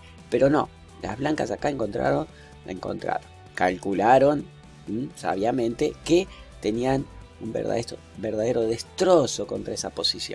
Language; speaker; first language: Spanish; native; Spanish